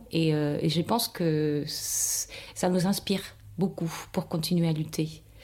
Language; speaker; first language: French; non-native, fluent; Spanish